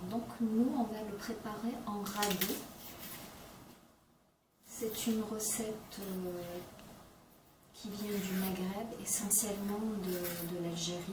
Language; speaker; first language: French; non-native, local second language; Arabic